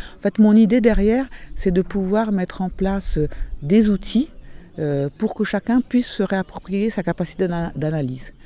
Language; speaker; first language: French; non-native, fluent; Portuguese